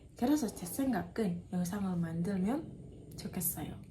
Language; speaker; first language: Korean; non-native, learner; Indonesian